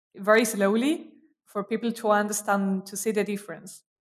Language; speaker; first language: English; non-native, fluent; Spanish